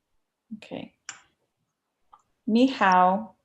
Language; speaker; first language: Chinese; non-native, learner; English